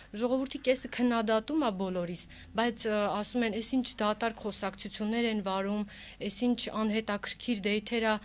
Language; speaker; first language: Armenian; early bilingual, heritage; Armenian